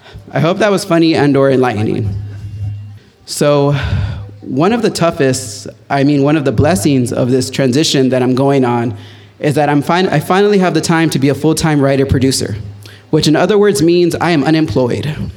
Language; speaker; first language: English; early bilingual, other home language; Spanish